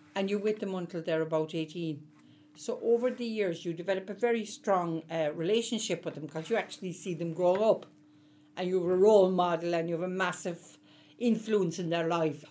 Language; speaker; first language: English; native; English